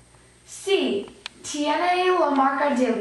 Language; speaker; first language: Spanish; non-native, learner; English